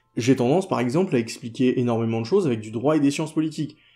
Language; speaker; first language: French; native; French